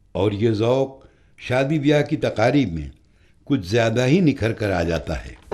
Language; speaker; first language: Urdu; native; Urdu